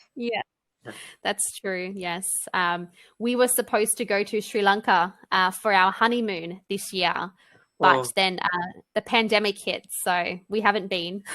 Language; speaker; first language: English; native; English